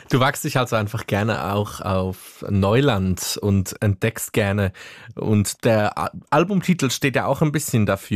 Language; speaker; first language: German; native; German